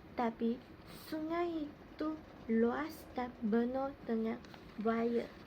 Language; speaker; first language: Malay; non-native, local second language; Chinese